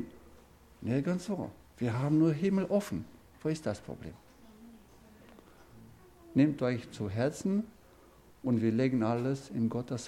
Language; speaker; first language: German; non-native, fluent; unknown